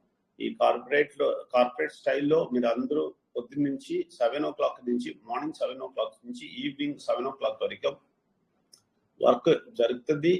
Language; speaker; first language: Telugu; non-native, fluent; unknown